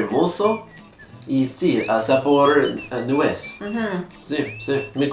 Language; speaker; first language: Spanish; non-native, learner; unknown